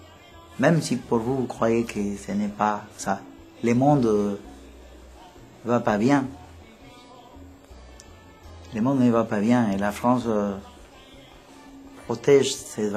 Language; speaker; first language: French; non-native, fluent; Spanish